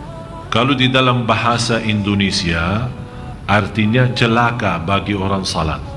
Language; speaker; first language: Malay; non-native, fluent; Arabic